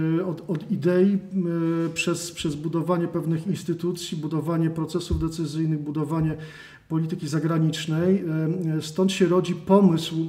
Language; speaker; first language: Polish; native; Polish